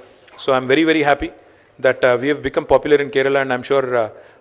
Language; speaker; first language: English; non-native, local second language; Telugu